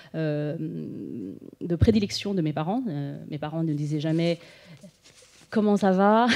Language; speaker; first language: French; native; French